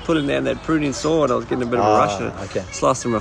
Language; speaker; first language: English; native; English